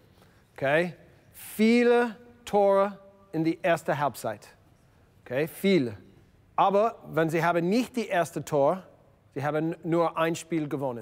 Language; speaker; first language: German; non-native, learner; English